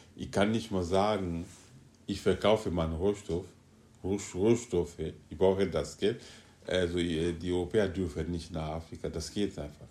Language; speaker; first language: German; non-native, fluent; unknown